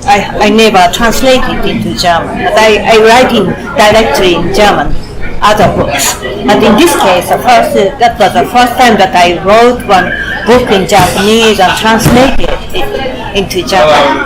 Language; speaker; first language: English; non-native, fluent; Japanese